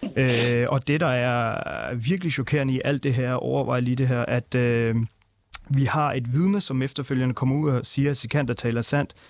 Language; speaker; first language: Danish; early bilingual, other home language; Punjabi